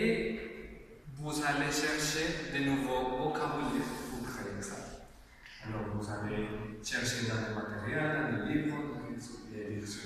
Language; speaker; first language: French; non-native, learner; Spanish